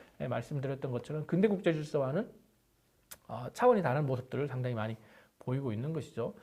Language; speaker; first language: Korean; native; Korean